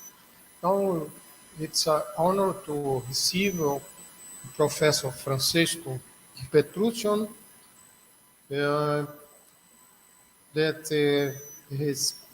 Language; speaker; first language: English; non-native, learner; Portuguese